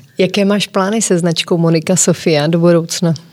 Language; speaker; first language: Czech; native; Czech